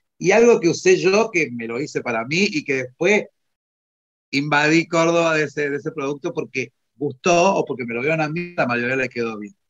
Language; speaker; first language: Spanish; non-native, fluent; Italian